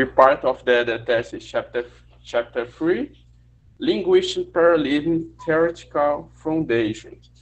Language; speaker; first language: English; non-native, learner; Portuguese